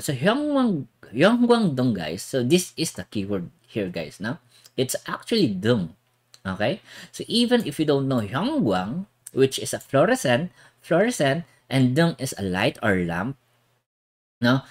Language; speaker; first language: English; non-native, local second language; Filipino